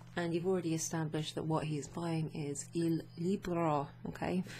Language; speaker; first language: English; native; English